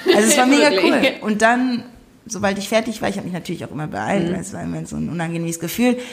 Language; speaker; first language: German; native; German